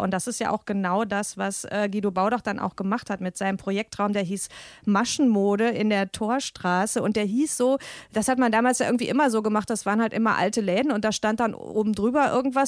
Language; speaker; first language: German; native; German